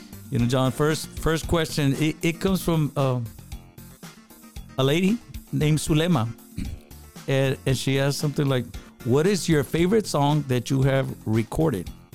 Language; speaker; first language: English; early bilingual, other home language; Spanish